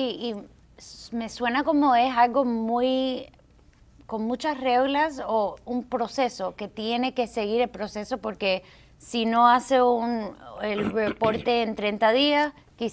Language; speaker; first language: Spanish; early bilingual, heritage; Spanish